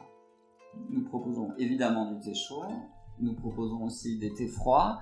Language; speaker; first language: French; native; French